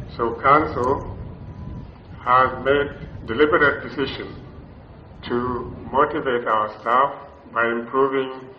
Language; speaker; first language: English; non-native, local second language; Luyia